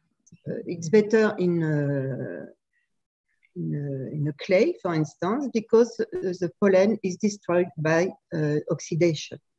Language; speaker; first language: English; non-native, fluent; French